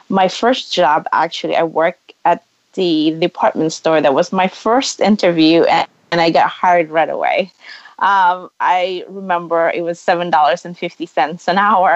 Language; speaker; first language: English; non-native, local second language; Cebuano